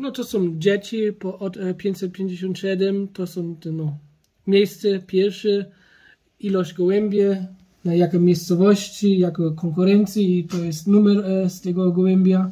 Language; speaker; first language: Polish; early bilingual, heritage; German